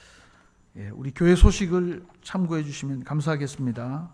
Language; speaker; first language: Korean; native; Korean